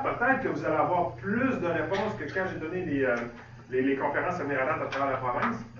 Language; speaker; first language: French; native; French